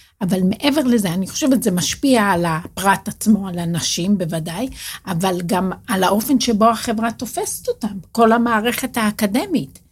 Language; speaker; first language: Hebrew; native; Hebrew